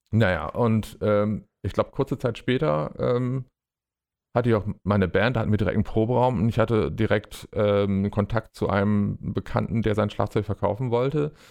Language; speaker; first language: German; native; German